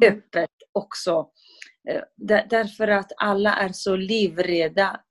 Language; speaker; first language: Swedish; non-native, fluent; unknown